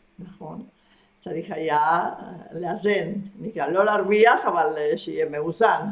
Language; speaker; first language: Hebrew; non-native, fluent; Spanish